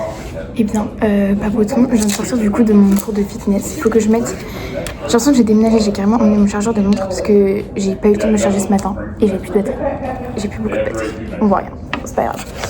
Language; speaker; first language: French; native; French